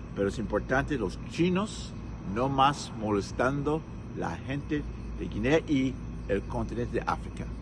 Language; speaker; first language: Spanish; non-native, local second language; English